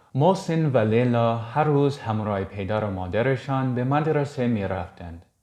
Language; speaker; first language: Persian; non-native, learner; English